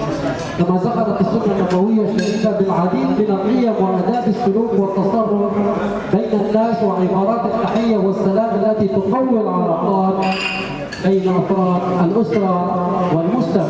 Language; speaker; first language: Arabic; native; Arabic